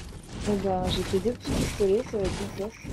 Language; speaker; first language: French; native; French